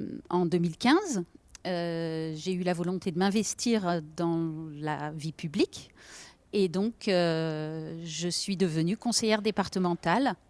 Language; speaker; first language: French; native; French